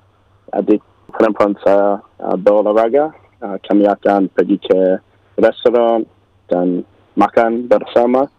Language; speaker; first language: Indonesian; non-native, learner; English